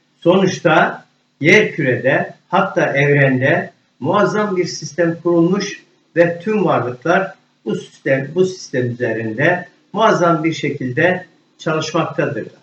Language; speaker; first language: Turkish; native; Turkish